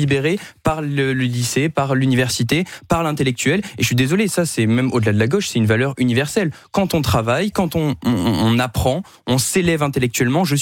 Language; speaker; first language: French; native; French